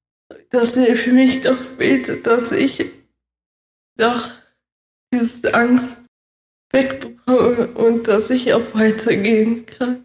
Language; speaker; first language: German; early bilingual, other home language; Russian